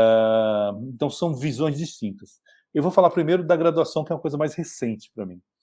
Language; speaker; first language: Portuguese; native; Portuguese